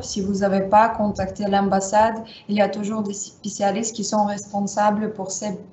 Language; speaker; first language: French; non-native, fluent; Russian